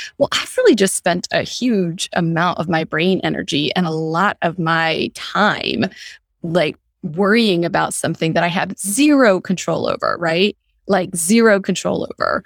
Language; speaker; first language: English; early bilingual, other home language; Hindi